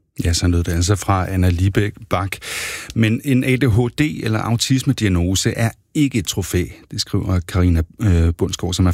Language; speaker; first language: Danish; native; Danish